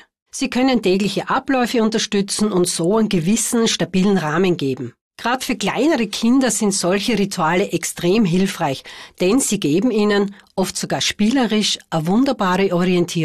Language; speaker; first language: German; native; German